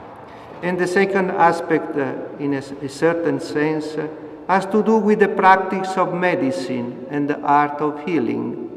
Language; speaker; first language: English; non-native, fluent; Italian